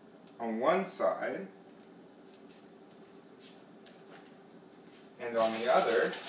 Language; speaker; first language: English; native; English